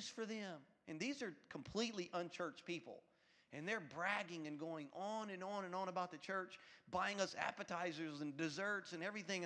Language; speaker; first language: English; native; English